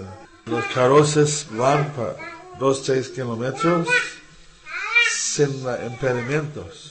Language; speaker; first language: Spanish; non-native, learner; English